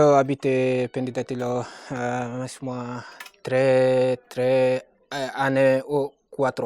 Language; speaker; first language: Italian; non-native, learner; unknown